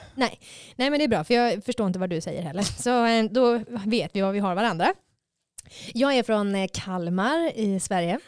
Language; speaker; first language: Swedish; native; Swedish